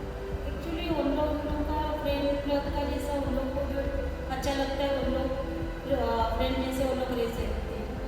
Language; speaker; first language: Hindi; non-native, local second language; Marathi